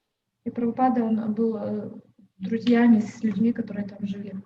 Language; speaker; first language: Russian; native; Russian